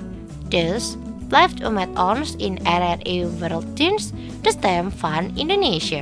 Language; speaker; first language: Dutch; non-native, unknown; Indonesian